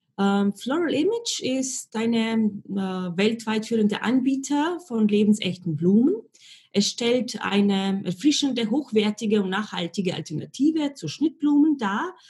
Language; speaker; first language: German; non-native, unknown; Slovenian